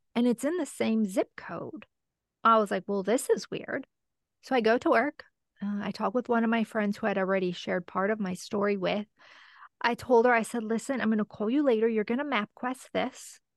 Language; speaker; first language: English; native; English